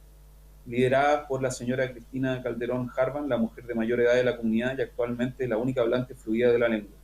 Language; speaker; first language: Spanish; native; Spanish